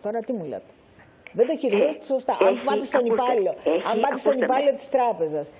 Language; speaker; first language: Greek; native; Greek